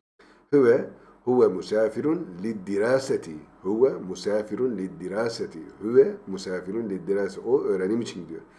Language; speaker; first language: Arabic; non-native, fluent; Turkish